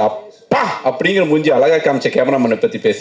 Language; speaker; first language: Tamil; native; Tamil